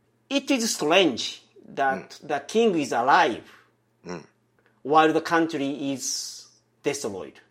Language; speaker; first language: English; non-native, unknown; Japanese